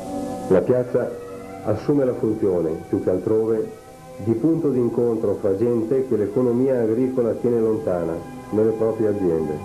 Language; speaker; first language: Italian; native; Italian